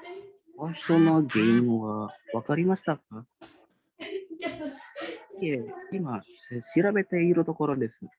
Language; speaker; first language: Japanese; non-native, learner; Indonesian